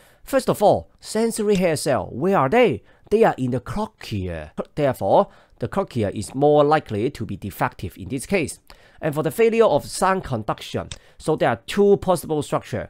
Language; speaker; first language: English; non-native, local second language; Cantonese